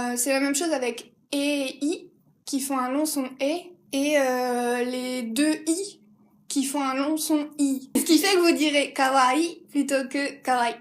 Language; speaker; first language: French; native; French